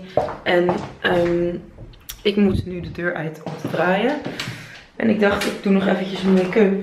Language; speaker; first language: Dutch; native; Dutch